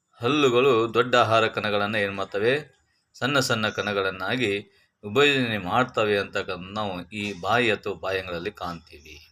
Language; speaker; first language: Kannada; native; Kannada